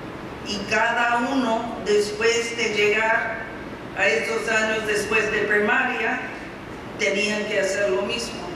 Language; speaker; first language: Spanish; non-native, fluent; English